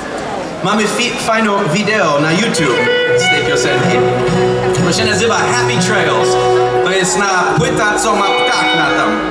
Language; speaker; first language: Polish; non-native, learner; English